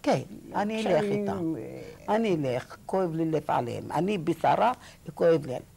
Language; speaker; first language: Hebrew; non-native, learner; Arabic